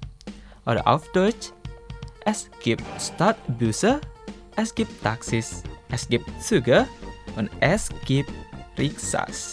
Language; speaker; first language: German; non-native, fluent; Indonesian